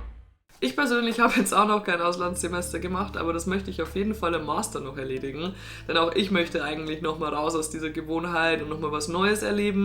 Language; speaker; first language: German; native; German